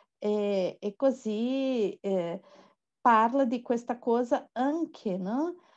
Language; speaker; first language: Italian; non-native, fluent; Portuguese